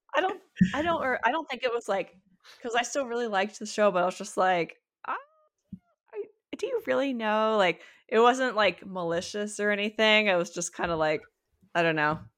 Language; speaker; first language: English; early bilingual, other home language; Italian